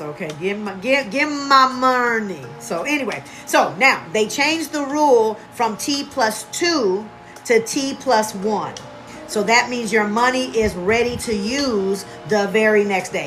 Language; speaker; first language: English; native; English